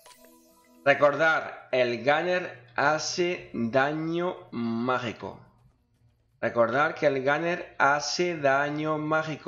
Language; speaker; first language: Spanish; native; Spanish